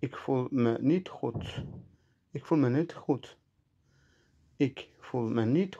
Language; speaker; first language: Dutch; non-native, learner; Turkish